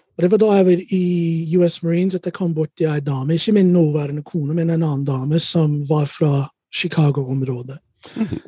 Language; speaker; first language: Norwegian; non-native, fluent; English